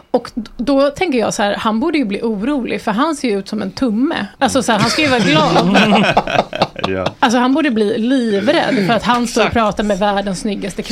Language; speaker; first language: Swedish; native; Swedish